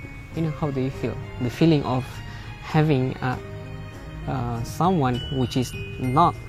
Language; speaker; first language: English; non-native, local second language; Malay